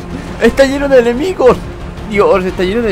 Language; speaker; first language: Spanish; native; Spanish